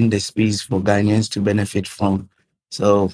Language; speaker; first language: English; non-native, local second language; Akan